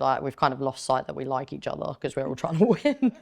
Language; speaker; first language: English; native; English